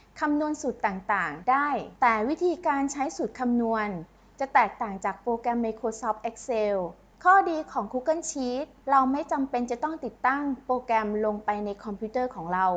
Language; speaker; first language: Thai; native; Thai